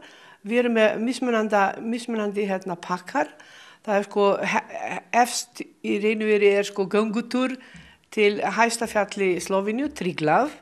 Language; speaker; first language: Icelandic; non-native, fluent; Slovenian